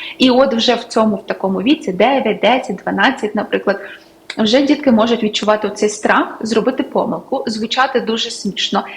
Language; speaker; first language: Ukrainian; native; Ukrainian